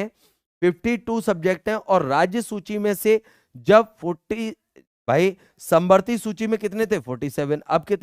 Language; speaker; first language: Hindi; native; Hindi